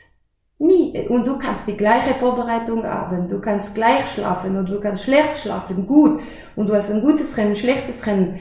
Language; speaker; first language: German; non-native, fluent; French